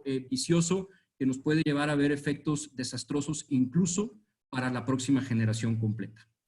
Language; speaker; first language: Spanish; native; Spanish